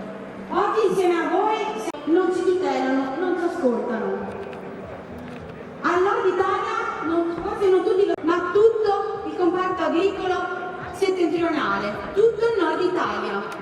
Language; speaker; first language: Italian; native; Italian